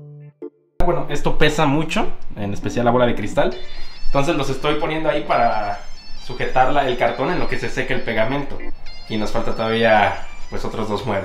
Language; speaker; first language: Spanish; native; Spanish